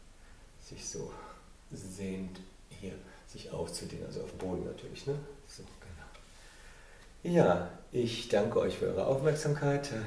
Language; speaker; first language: German; non-native, fluent; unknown